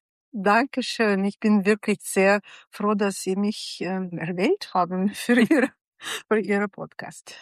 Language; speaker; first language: German; non-native, fluent; Russian